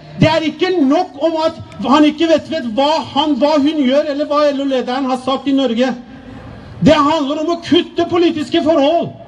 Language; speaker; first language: Norwegian; non-native, fluent; Persian